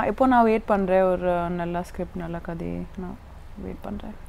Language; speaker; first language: Tamil; non-native, learner; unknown